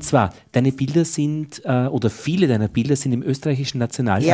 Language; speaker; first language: German; native; German